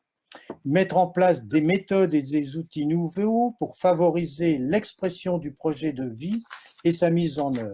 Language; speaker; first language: French; native; French